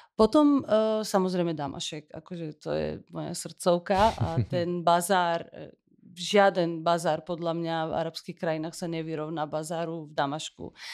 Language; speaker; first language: Slovak; early bilingual, heritage; Slovak